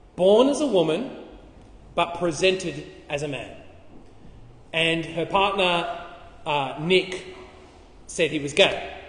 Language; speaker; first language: English; native; English